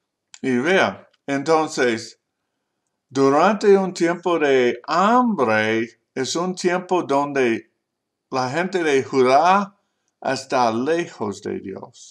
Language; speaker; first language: Spanish; non-native, learner; English